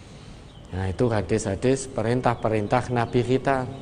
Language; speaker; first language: Indonesian; non-native, local second language; Javanese